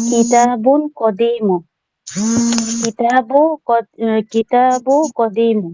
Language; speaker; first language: Arabic; non-native, learner; Bangla